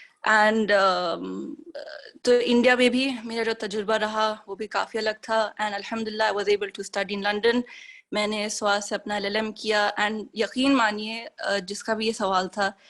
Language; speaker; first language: Hindi; native; Hindi